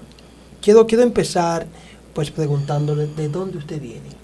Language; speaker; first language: Spanish; native; Spanish